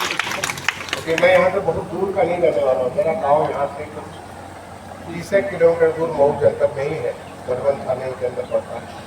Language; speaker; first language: Hindi; native; Hindi